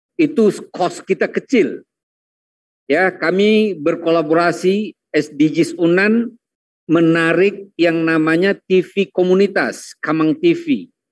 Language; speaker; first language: Indonesian; non-native, local second language; Minangkabau